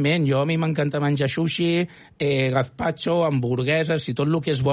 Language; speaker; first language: Catalan; native; Catalan